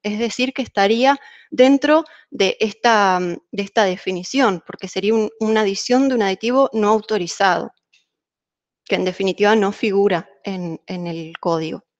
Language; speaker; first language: Spanish; native; Spanish